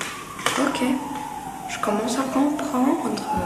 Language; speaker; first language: French; non-native, learner; Lithuanian